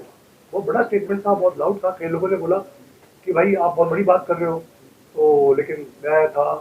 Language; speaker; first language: Hindi; native; Hindi